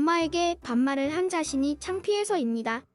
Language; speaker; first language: Korean; native; Korean